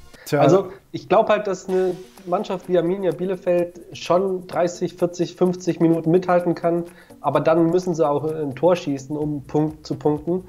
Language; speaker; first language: German; native; German